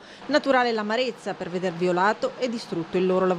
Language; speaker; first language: Italian; native; Italian